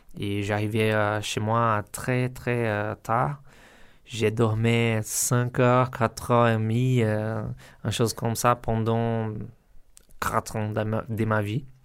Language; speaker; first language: French; non-native, learner; Portuguese